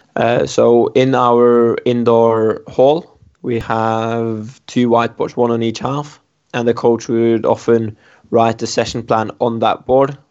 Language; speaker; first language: English; non-native, fluent; Norwegian